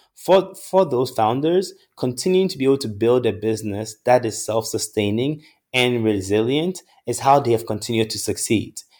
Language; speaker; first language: English; non-native, local second language; Akan